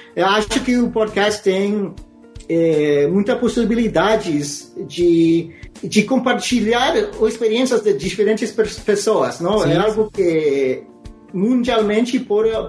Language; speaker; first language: Portuguese; non-native, fluent; English